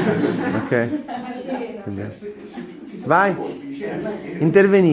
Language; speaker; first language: French; non-native, fluent; Italian